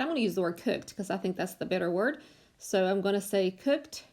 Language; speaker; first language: English; native; English